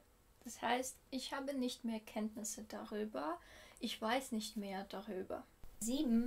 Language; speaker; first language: German; non-native, fluent; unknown